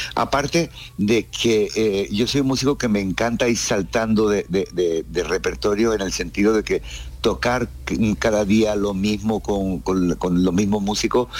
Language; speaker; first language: Spanish; native; Spanish